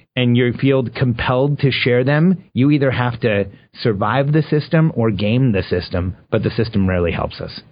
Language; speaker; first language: English; early bilingual, other home language; Spanish